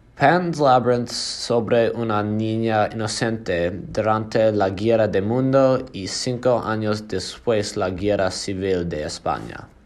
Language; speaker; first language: Spanish; non-native, learner; English